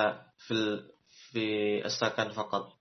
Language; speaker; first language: Arabic; non-native, learner; Indonesian